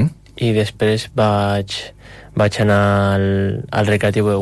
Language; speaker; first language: Catalan; non-native, local second language; Spanish